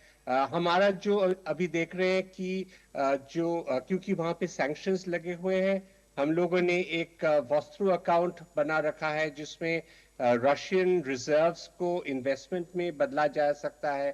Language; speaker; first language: Hindi; native; Hindi